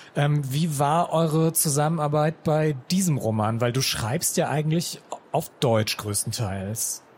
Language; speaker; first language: German; native; German